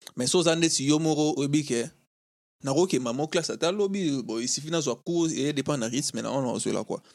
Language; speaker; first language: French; non-native, local second language; Lingala